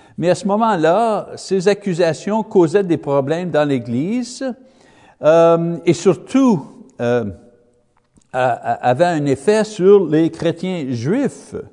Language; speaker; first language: French; native; French